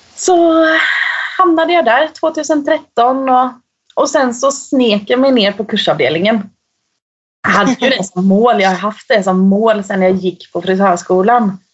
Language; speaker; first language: Swedish; native; Swedish